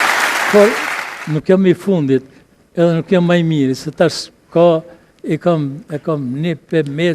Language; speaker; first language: Albanian; native; Albanian